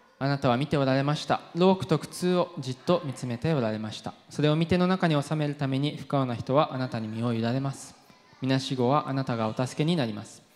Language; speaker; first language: Japanese; non-native, fluent; English